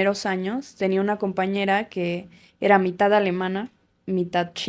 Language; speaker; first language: Spanish; native; Spanish